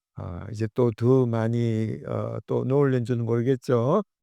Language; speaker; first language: Korean; native; Korean